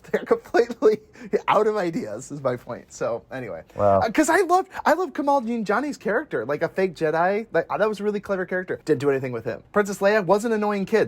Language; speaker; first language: English; native; English